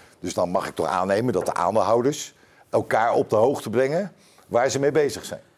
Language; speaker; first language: Dutch; native; Dutch